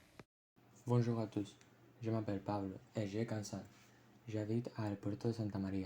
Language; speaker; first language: French; non-native, fluent; Spanish